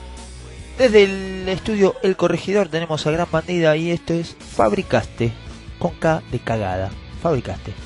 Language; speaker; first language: Spanish; native; Spanish